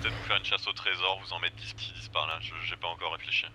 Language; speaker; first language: French; native; French